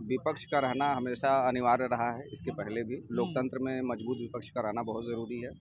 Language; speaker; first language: Hindi; native; Hindi